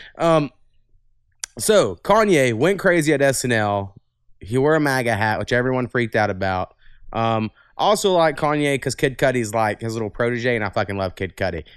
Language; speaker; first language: English; native; English